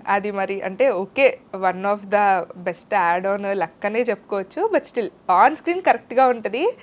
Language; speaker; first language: Telugu; native; Telugu